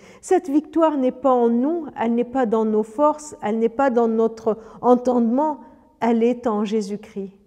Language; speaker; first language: French; early bilingual, other home language; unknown